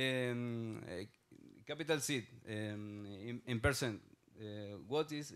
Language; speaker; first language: English; non-native, learner; Spanish